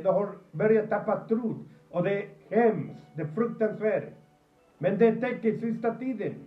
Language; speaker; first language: Swedish; non-native, fluent; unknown